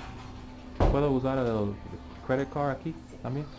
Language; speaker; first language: Spanish; non-native, learner; English